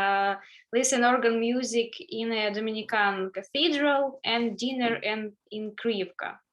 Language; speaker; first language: English; non-native, learner; Ukrainian